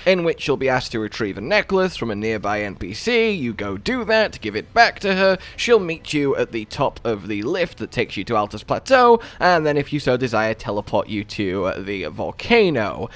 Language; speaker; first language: English; native; English